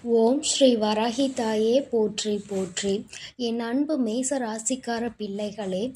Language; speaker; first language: Tamil; native; Tamil